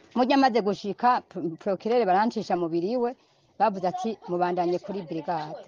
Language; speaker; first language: Rundi; native; Rundi